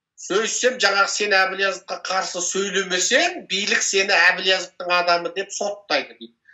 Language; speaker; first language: Kazakh; native; Kazakh